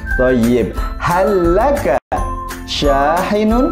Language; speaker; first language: Arabic; non-native, fluent; Indonesian